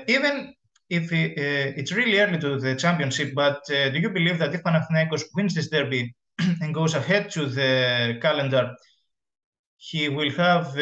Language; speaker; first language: English; non-native, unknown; Greek